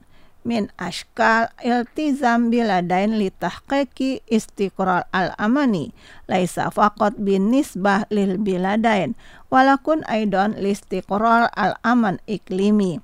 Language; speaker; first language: Arabic; non-native, fluent; Indonesian